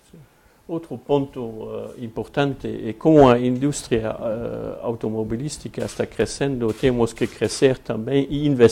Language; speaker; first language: Portuguese; non-native, fluent; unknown